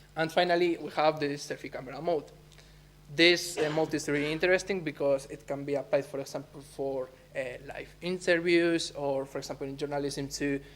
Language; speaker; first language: English; non-native, fluent; Spanish